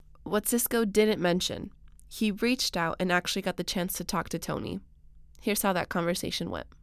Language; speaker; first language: English; early bilingual, other home language; Spanish